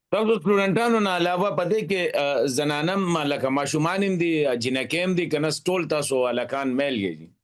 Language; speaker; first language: Pashto; native; Pashto